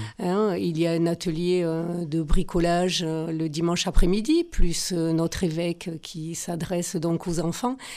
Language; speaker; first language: French; native; French